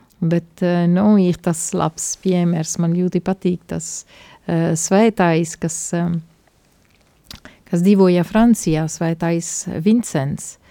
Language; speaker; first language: Latvian; non-native, fluent; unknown